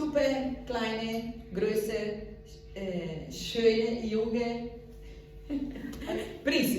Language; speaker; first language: German; non-native, learner; Portuguese